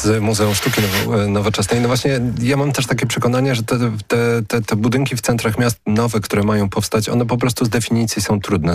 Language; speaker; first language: Polish; native; Polish